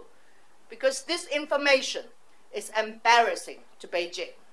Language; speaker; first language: English; non-native, local second language; Cantonese